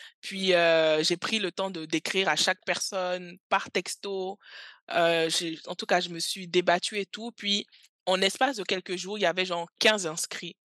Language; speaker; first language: French; early bilingual, other home language; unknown